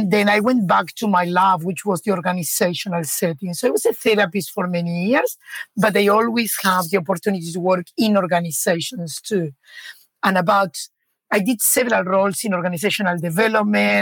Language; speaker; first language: English; non-native, fluent; Spanish